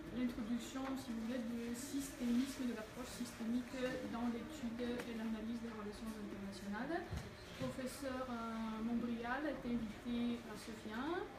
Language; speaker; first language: French; non-native, fluent; Bulgarian